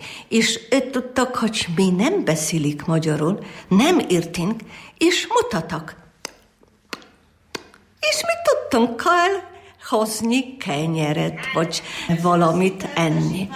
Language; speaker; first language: Hungarian; non-native, learner; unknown